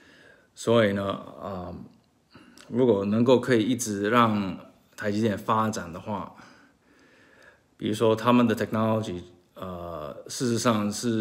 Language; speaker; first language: Chinese; early bilingual, heritage; Chinese